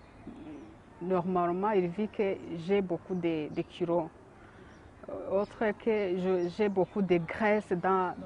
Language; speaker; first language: French; non-native, local second language; Kinyarwanda